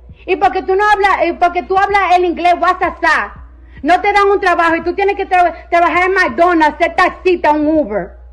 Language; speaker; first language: Spanish; early bilingual, heritage; Spanish